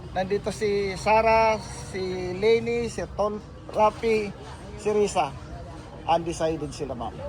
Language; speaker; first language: Filipino; native; Filipino